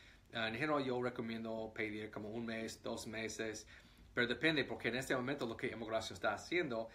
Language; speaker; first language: Spanish; non-native, fluent; English